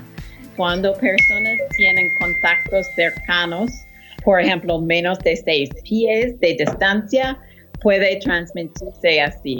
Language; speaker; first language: Spanish; non-native, fluent; English